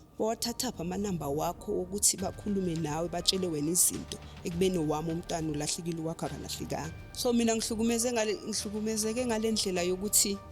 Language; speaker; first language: Zulu; native; Zulu